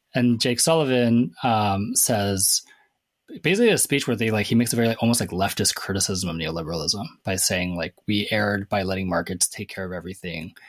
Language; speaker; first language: English; native; English